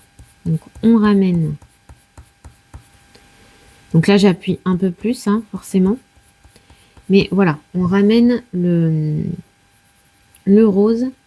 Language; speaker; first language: French; native; French